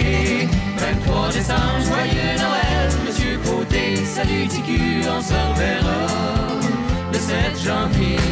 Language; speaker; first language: French; native; French